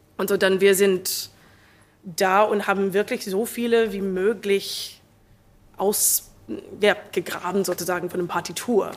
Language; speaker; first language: German; non-native, learner; English